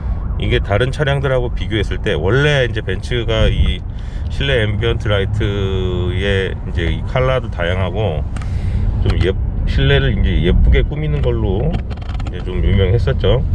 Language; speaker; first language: Korean; native; Korean